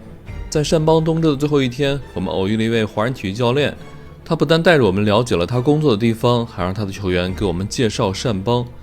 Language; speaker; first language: Chinese; native; Chinese